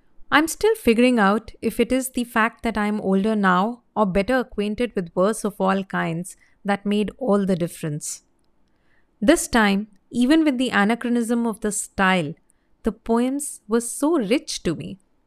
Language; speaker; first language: English; non-native, local second language; Hindi